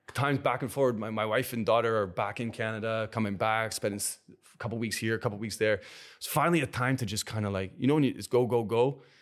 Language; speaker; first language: English; native; English